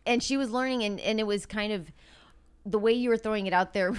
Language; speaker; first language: English; native; English